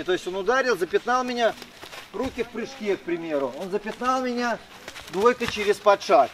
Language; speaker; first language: Russian; native; Russian